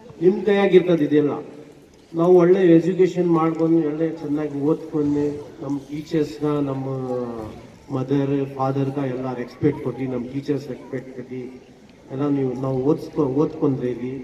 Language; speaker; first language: Kannada; non-native, local second language; Urdu